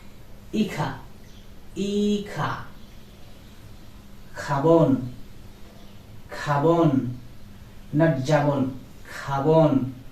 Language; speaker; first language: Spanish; non-native, learner; Bangla